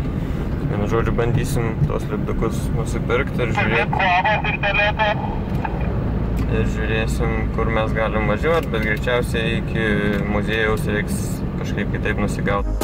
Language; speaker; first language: Lithuanian; native; Lithuanian